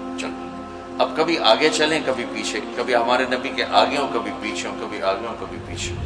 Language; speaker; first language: Urdu; non-native, local second language; Punjabi